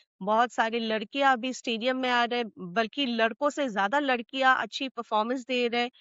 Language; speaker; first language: Hindi; non-native, local second language; Assamese